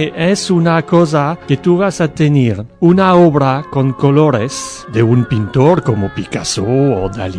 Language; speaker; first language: Spanish; non-native, learner; French